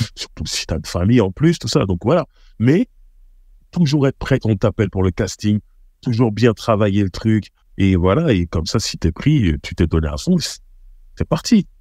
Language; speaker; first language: French; native; French